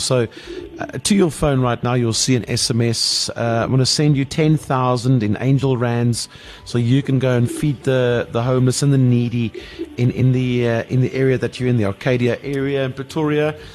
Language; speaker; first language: English; non-native, local second language; Afrikaans